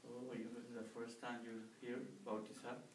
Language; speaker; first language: English; non-native, learner; Spanish